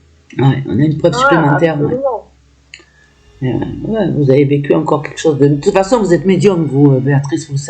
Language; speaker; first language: French; native; French